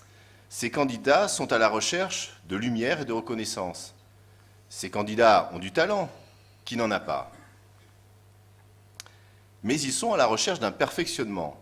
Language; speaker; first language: French; native; French